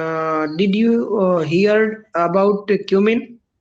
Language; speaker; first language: English; non-native, learner; Rajasthani